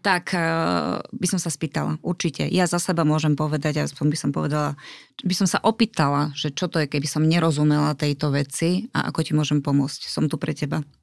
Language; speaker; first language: Slovak; native; Slovak